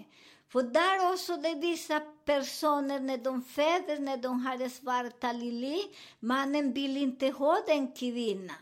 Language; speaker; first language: Swedish; non-native, fluent; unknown